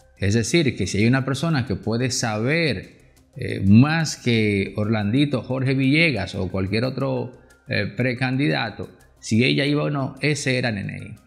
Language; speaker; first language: Spanish; native; Spanish